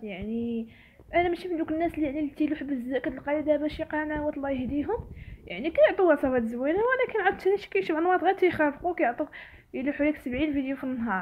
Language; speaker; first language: Arabic; native; Arabic